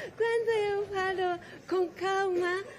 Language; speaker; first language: Portuguese; non-native, fluent; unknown